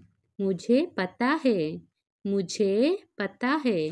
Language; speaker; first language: Hindi; non-native, local second language; Telugu